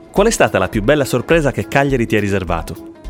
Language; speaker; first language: Italian; native; Italian